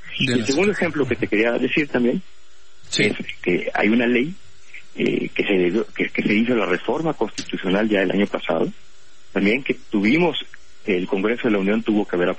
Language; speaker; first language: Spanish; native; Spanish